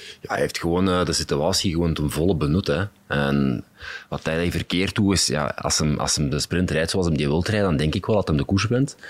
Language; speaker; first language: Dutch; native; Dutch